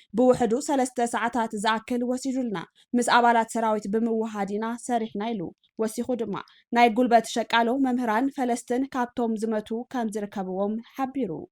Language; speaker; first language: Tigrinya; native; Tigrinya